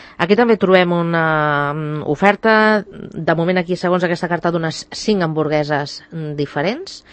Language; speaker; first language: Catalan; native; Catalan